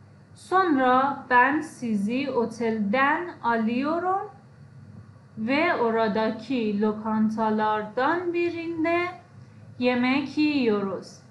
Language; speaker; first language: Turkish; non-native, fluent; Persian